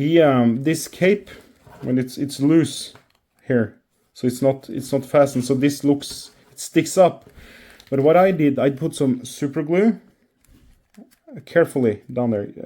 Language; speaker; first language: English; non-native, fluent; Norwegian